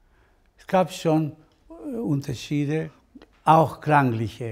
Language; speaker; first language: German; non-native, fluent; Spanish